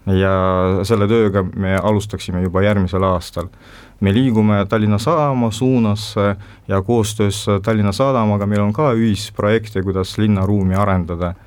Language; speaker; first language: Estonian; non-native, local second language; Russian